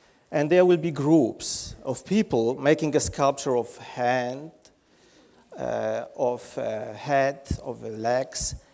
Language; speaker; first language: English; non-native, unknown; Polish